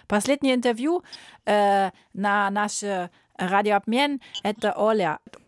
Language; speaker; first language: Russian; non-native, learner; German